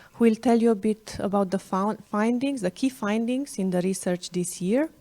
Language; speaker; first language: English; non-native, fluent; Romanian